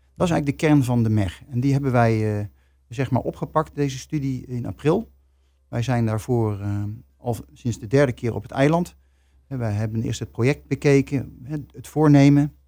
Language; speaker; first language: English; non-native, fluent; Dutch